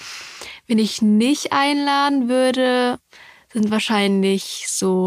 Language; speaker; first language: German; native; German